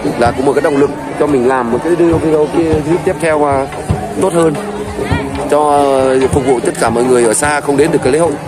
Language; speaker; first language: Vietnamese; non-native, local second language; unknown